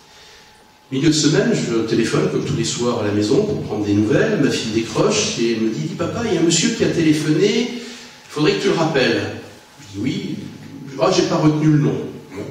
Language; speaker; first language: French; native; French